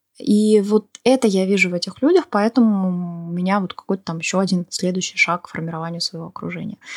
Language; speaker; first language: Russian; native; Russian